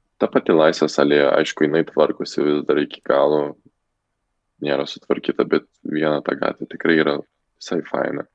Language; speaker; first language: Lithuanian; non-native, local second language; Polish